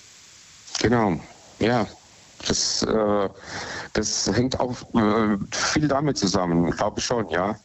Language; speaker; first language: German; native; German